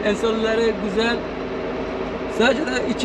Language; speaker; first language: Turkish; non-native, learner; Azerbaijani